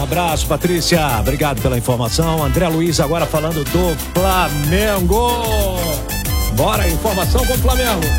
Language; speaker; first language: Portuguese; native; Portuguese